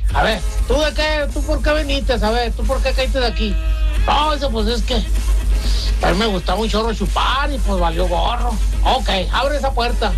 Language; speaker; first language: Spanish; native; Spanish